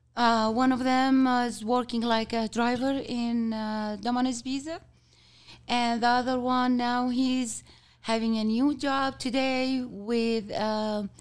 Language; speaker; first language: English; non-native, learner; Arabic